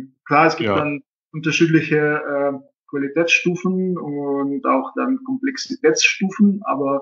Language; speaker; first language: German; non-native, fluent; Russian